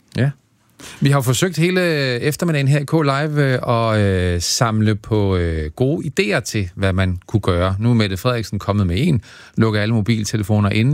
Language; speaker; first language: Danish; native; Danish